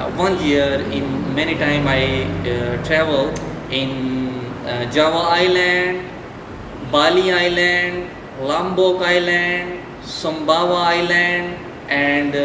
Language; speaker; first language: English; non-native, fluent; Urdu